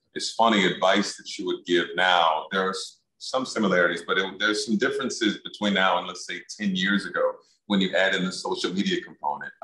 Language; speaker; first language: English; native; English